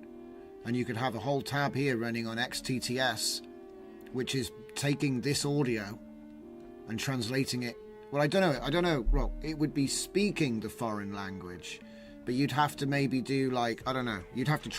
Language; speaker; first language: English; native; English